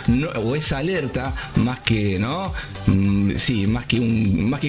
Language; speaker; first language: Spanish; native; Spanish